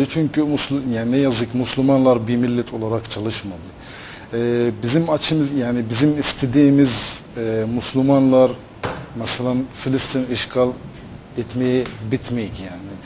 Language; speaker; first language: Turkish; non-native, fluent; Arabic